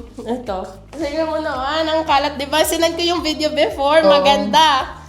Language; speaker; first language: Filipino; native; Filipino